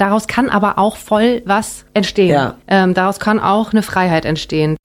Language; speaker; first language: German; native; German